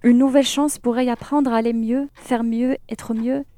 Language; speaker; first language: French; non-native, local second language; Arabic